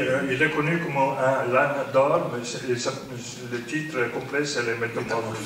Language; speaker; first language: French; non-native, fluent; Italian